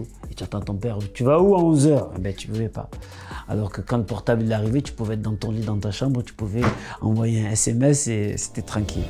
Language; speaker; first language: French; native; French